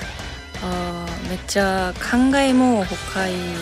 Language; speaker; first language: Japanese; non-native, learner; Korean